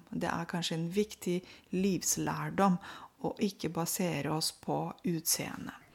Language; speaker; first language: Norwegian; non-native, fluent; Romanian